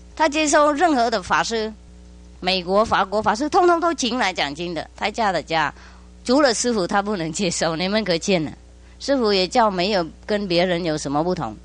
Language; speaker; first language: Chinese; non-native, fluent; Vietnamese